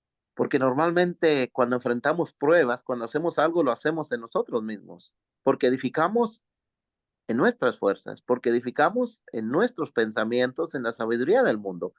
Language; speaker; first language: Spanish; native; Spanish